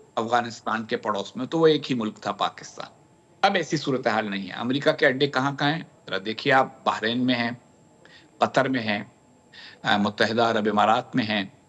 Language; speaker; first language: Urdu; native; Urdu